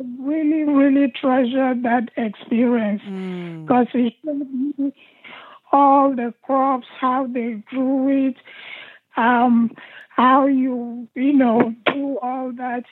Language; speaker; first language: English; non-native, local second language; Igbo